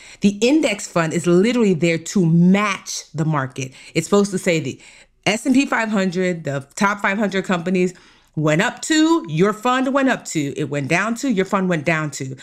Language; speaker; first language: English; native; English